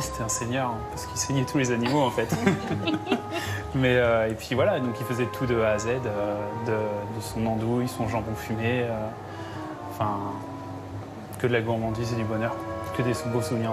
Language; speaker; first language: French; native; French